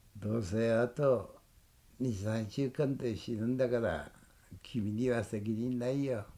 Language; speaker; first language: Japanese; native; Japanese